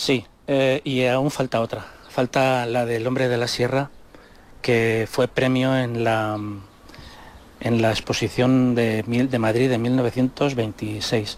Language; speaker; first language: Spanish; native; Spanish